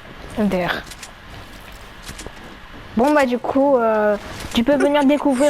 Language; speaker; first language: French; native; French